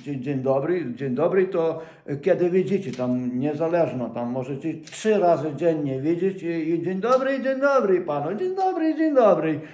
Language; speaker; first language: Polish; non-native, fluent; Ukrainian